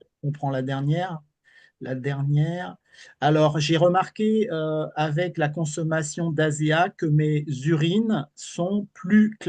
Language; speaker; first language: French; native; French